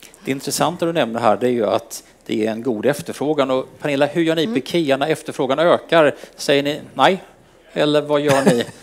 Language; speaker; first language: Swedish; native; Swedish